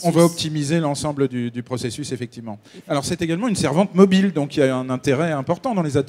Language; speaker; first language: French; native; French